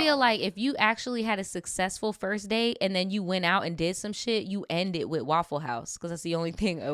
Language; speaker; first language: English; native; English